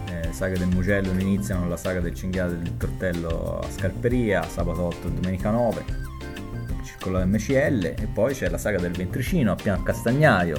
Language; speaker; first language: Italian; native; Italian